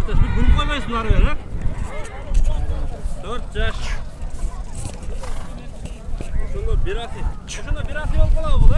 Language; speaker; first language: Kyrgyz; native; Kyrgyz